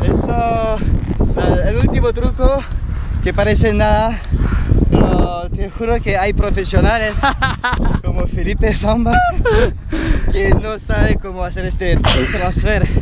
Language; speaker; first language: Portuguese; non-native, learner; Spanish